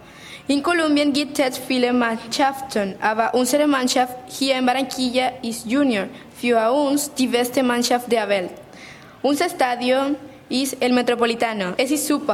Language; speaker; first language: German; non-native, learner; Spanish